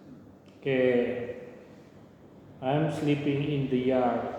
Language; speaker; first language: English; non-native, local second language; Indonesian